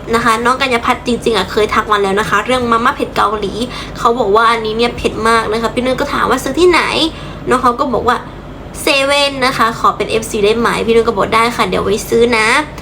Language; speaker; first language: Thai; native; Thai